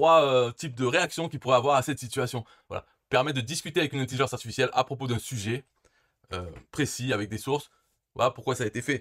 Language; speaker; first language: French; native; French